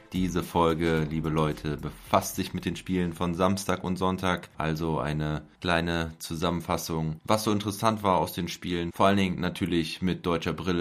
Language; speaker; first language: German; native; German